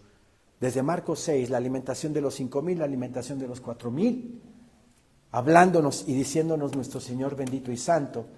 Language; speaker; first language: Spanish; native; Spanish